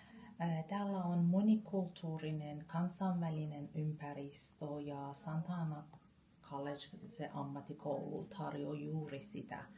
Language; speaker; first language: Finnish; non-native, learner; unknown